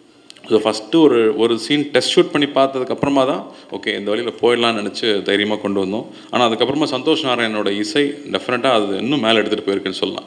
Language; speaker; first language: Tamil; native; Tamil